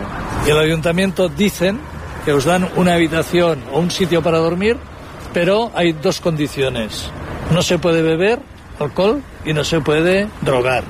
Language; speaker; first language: Spanish; native; Spanish